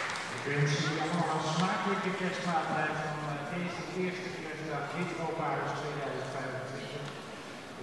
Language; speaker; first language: Dutch; native; Dutch